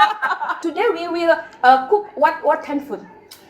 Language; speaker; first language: English; non-native, learner; Indonesian